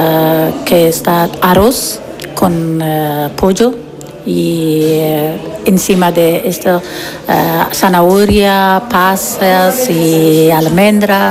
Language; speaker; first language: Spanish; non-native, learner; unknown